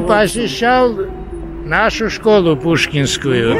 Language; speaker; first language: Russian; non-native, fluent; Armenian